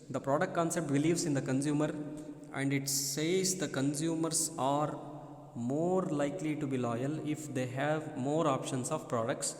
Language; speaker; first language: English; non-native, local second language; Kannada